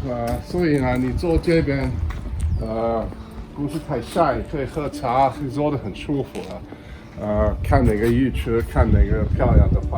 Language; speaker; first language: Chinese; early bilingual, heritage; Chinese